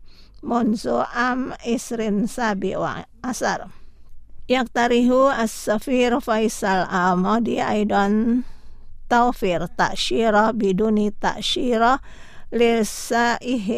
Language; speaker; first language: Arabic; non-native, fluent; Indonesian